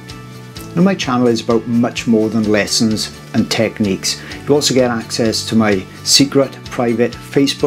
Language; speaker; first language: English; native; English